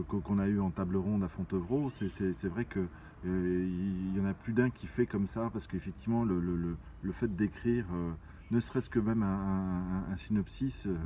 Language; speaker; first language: French; native; French